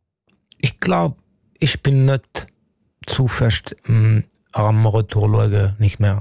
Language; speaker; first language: German; non-native, fluent; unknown